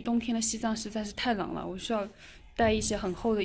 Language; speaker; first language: Chinese; native; Chinese